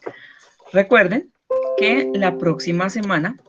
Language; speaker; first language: Spanish; native; Spanish